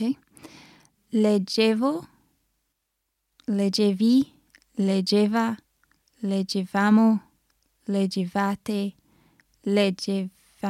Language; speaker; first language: Italian; non-native, learner; English